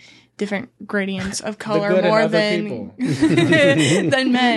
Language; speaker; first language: English; native; English